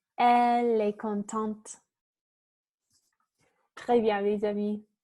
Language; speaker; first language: French; non-native, fluent; English